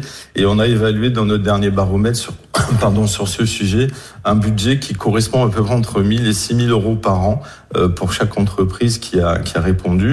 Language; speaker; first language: French; native; French